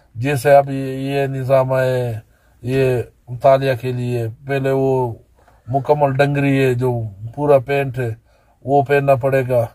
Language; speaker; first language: Urdu; non-native, local second language; Pashto